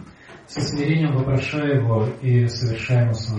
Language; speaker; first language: Russian; native; Russian